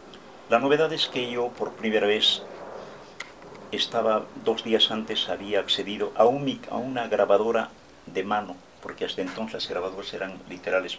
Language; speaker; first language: Spanish; native; Spanish